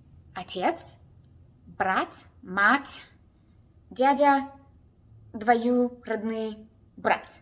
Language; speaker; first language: Russian; non-native, learner; English